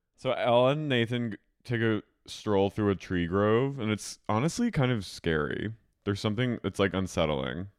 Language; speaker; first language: English; native; English